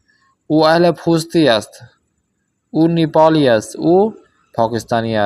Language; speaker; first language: Persian; non-native, fluent; Urdu